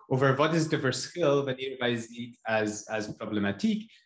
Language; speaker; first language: Dutch; non-native, learner; English